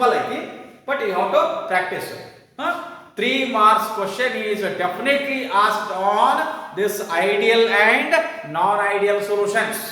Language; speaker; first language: English; non-native, local second language; Kannada